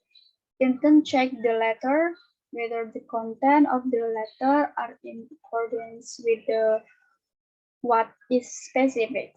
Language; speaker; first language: English; non-native, learner; Indonesian